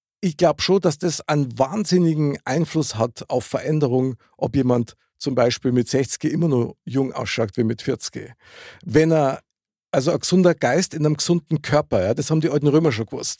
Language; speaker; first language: German; native; German